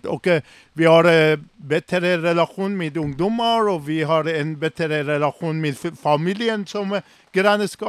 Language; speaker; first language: Swedish; non-native, learner; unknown